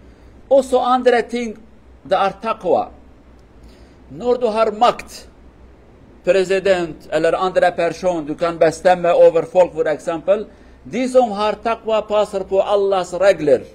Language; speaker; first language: Swedish; non-native, learner; Kurdish